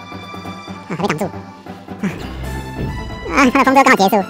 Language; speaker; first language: Chinese; native; Chinese